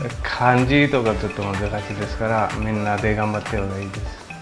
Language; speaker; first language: Japanese; non-native, learner; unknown